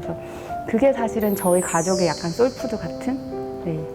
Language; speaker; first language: Korean; native; Korean